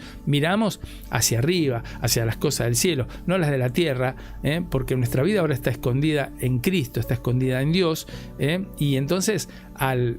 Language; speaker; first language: Spanish; native; Spanish